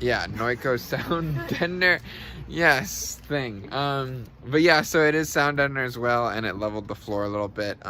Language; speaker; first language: English; native; English